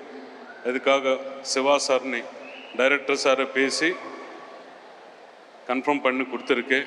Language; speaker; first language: Tamil; non-native, learner; Telugu